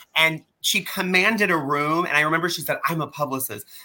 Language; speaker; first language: English; early bilingual, other home language; Persian